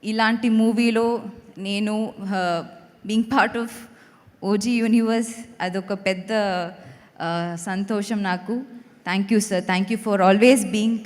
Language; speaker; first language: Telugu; non-native, local second language; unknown